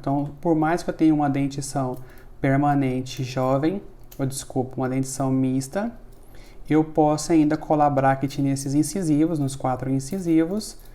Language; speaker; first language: Portuguese; native; Portuguese